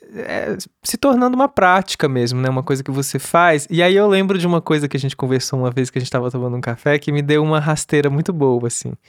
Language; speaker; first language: Portuguese; native; Portuguese